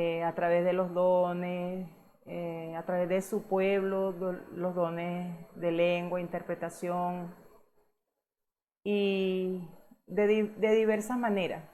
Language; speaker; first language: Spanish; native; Spanish